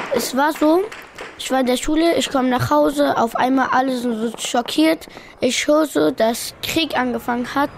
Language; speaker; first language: German; early bilingual, other home language; Pashto